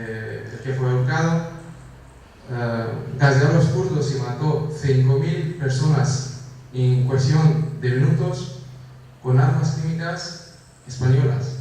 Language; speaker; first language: Spanish; non-native, fluent; Kurdish